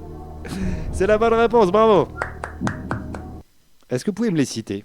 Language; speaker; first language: French; native; French